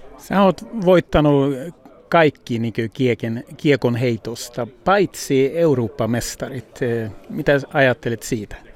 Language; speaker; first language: Finnish; early bilingual, heritage; Finnish